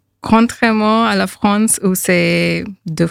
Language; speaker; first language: French; non-native, fluent; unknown